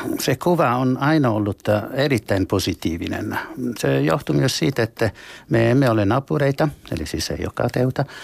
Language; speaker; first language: Finnish; non-native, fluent; Italian